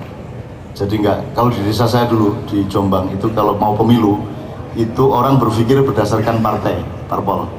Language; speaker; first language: Indonesian; non-native, local second language; Javanese